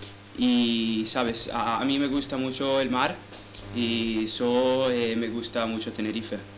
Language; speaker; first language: Spanish; non-native, learner; Italian